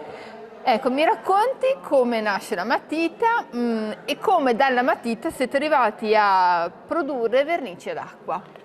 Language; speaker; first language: Italian; native; Italian